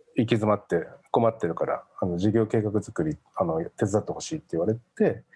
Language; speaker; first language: Japanese; native; Japanese